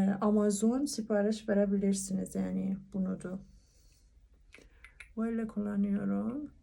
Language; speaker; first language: Turkish; non-native, learner; Persian